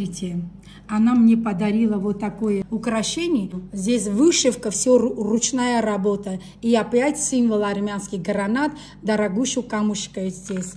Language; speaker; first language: Russian; non-native, local second language; Armenian